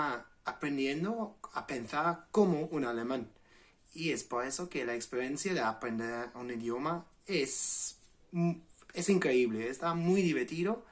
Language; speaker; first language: Spanish; non-native, fluent; English